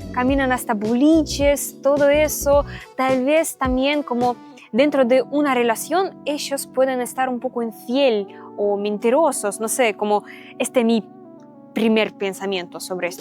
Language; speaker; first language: Spanish; non-native, learner; Russian